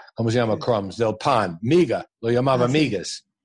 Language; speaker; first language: Spanish; non-native, fluent; English